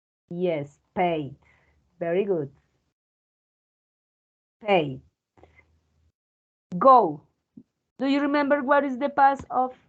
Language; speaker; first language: English; non-native, fluent; Spanish